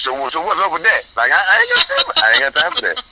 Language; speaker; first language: English; native; English